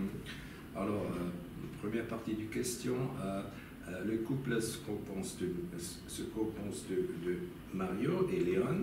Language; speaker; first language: French; non-native, local second language; German